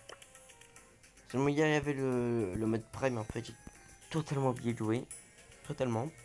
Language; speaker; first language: French; native; French